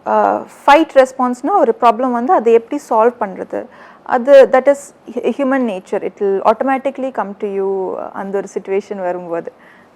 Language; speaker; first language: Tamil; early bilingual, heritage; Tamil